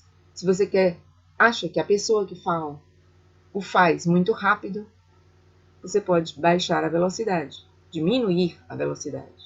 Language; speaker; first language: Portuguese; non-native, fluent; Spanish